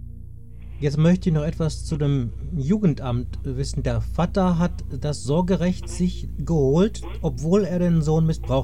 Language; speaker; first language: German; native; German